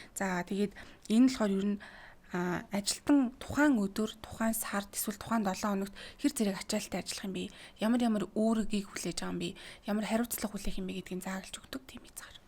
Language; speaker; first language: Mongolian; native; Mongolian